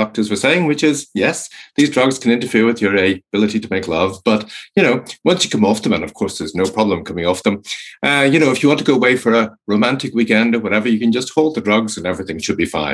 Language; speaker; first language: English; native; English